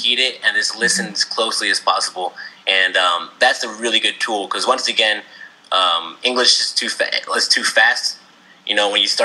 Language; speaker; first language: English; native; English